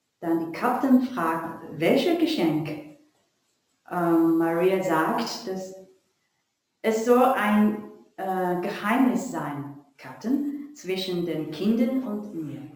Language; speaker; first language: German; non-native, learner; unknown